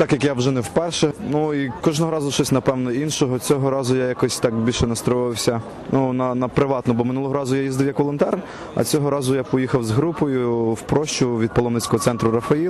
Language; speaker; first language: Ukrainian; native; Ukrainian